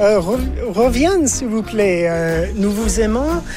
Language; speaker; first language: French; non-native, fluent; English